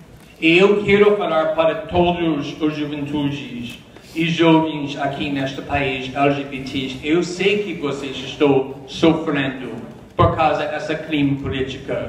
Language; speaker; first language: Portuguese; non-native, fluent; English